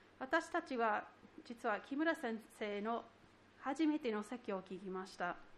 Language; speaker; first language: Japanese; non-native, fluent; English